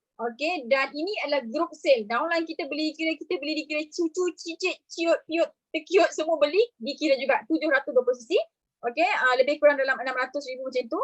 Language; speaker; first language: Malay; native; Malay